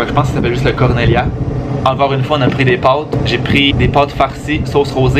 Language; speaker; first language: French; native; French